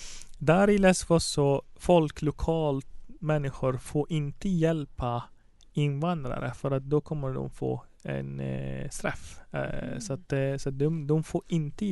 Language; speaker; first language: Swedish; non-native, fluent; Arabic